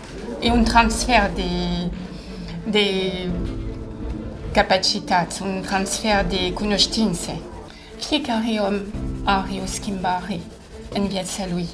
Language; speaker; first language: Romanian; non-native, fluent; French